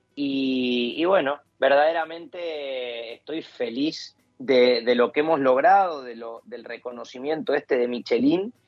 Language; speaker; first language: Spanish; native; Spanish